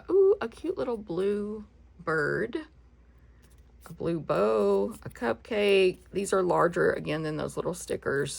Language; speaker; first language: English; native; English